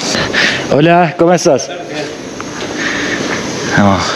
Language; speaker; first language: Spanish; non-native, learner; Turkish